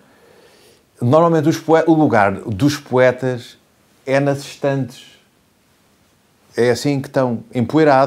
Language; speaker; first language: Portuguese; native; Portuguese